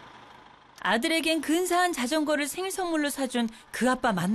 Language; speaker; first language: Korean; native; Korean